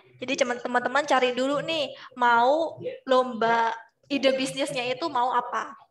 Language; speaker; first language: Indonesian; native; Indonesian